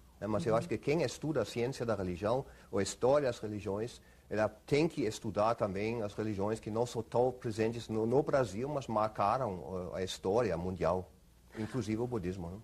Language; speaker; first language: Portuguese; non-native, fluent; German